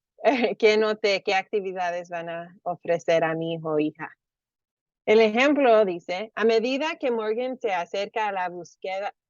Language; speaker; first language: Spanish; early bilingual, heritage; Spanish